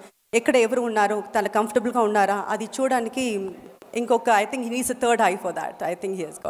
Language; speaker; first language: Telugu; non-native, fluent; Tamil